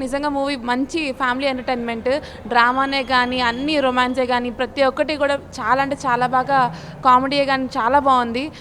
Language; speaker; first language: Telugu; native; Telugu